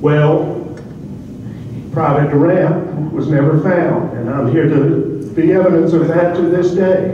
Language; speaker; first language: English; native; English